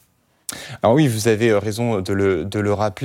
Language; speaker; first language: French; native; French